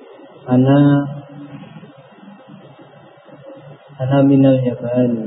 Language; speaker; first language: Arabic; non-native, learner; Indonesian